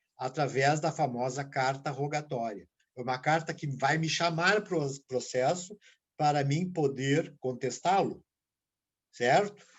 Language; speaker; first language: Portuguese; native; Portuguese